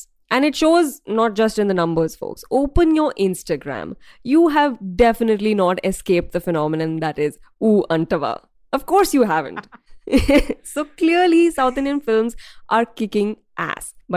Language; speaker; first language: English; non-native, local second language; Hindi